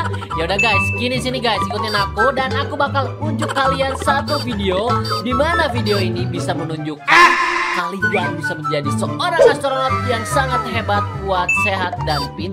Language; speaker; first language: Indonesian; native; Indonesian